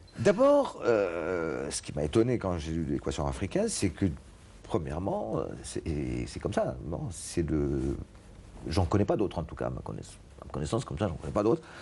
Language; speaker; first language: French; non-native, local second language; Arabic